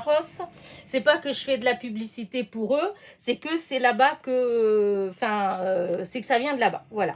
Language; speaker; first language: French; native; French